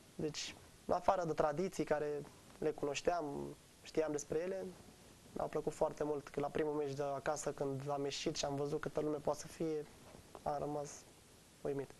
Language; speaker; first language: Romanian; native; Romanian